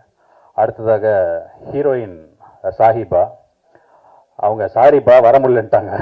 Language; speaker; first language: Tamil; native; Tamil